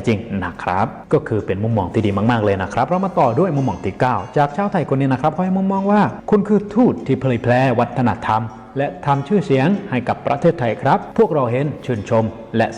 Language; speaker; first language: Thai; native; Thai